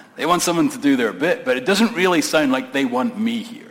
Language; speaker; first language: English; native; English